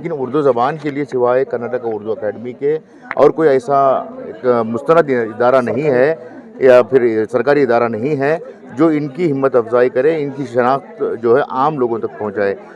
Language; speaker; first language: Hindi; non-native, local second language; Urdu